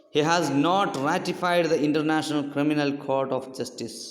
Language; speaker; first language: English; non-native, local second language; Malayalam